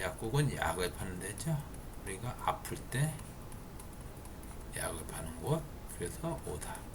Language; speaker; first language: Korean; native; Korean